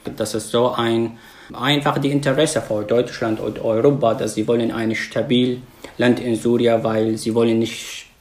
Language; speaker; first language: German; non-native, fluent; Arabic